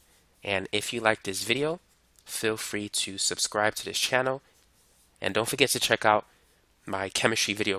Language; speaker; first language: English; native; English